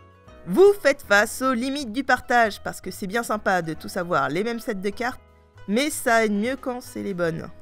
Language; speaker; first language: French; native; French